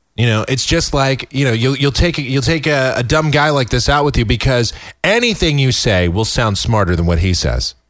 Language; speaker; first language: English; native; English